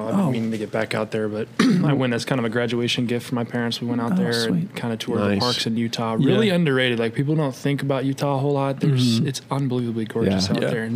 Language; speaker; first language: English; native; English